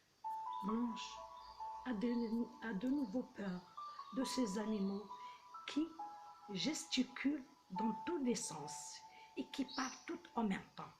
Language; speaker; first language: French; non-native, local second language; Arabic